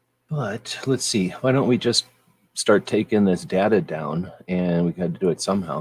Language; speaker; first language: English; native; English